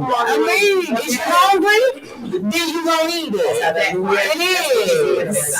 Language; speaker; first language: English; native; English